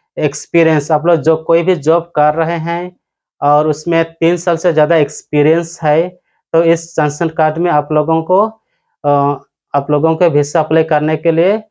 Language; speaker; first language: Hindi; non-native, local second language; Odia